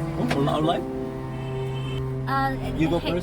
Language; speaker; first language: English; non-native, learner; Korean